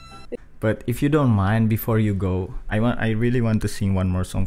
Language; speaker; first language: English; non-native, fluent; Indonesian